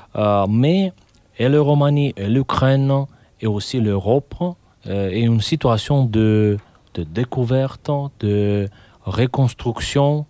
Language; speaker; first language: French; non-native, fluent; Romanian